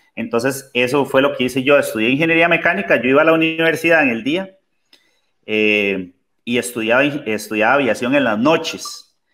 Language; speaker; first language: Spanish; native; Spanish